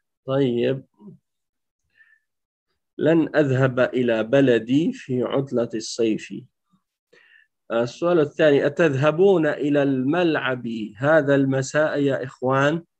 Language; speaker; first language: Arabic; non-native, fluent; French